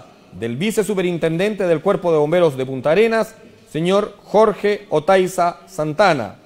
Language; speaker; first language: Spanish; native; Spanish